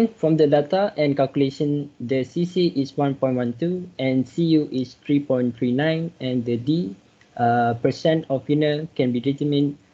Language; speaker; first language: English; non-native, local second language; Malay